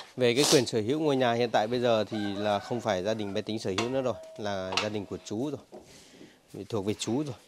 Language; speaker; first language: Vietnamese; non-native, local second language; Hmong